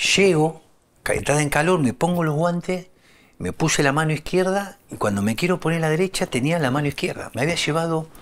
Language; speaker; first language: Spanish; native; Spanish